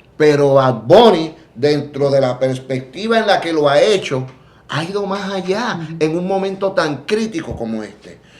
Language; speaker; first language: Spanish; native; Spanish